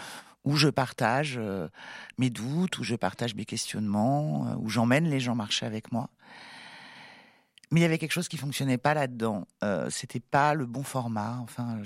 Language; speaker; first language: French; native; French